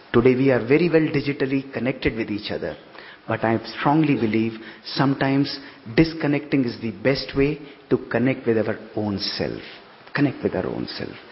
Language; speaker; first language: English; non-native, local second language; Hindi